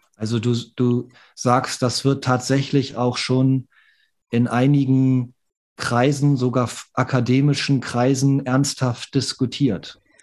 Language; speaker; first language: German; native; German